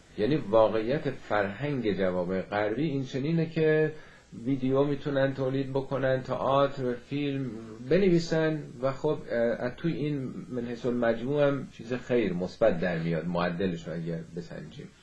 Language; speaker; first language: Persian; native; Persian